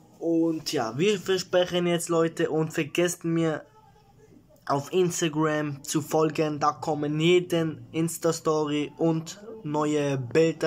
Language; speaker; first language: German; early bilingual, other home language; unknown